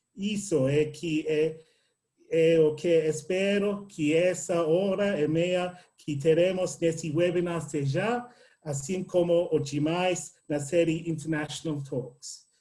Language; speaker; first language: Portuguese; non-native, learner; English